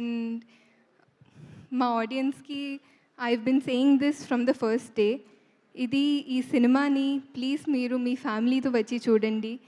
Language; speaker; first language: Telugu; non-native, fluent; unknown